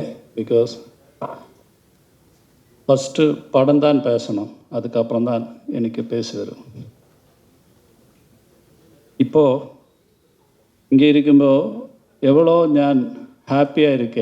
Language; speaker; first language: Tamil; non-native, learner; Malayalam